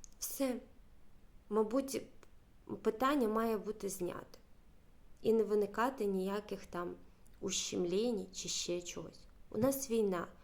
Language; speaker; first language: Ukrainian; native; Ukrainian